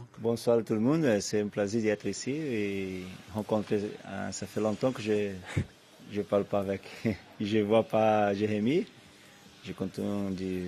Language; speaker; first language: French; non-native, fluent; Portuguese